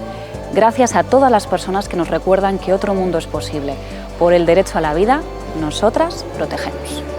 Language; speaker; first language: Spanish; native; Spanish